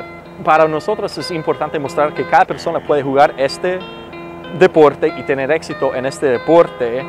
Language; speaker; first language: Spanish; non-native, fluent; English